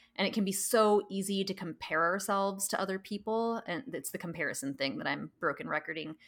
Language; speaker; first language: English; early bilingual, other home language; Thai